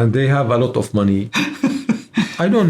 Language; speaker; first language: English; non-native, learner; Arabic